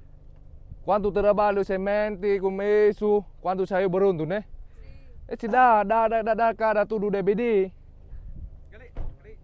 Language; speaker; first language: Portuguese; non-native, learner; Vietnamese